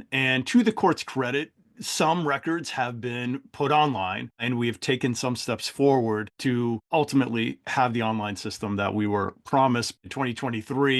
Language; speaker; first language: English; native; English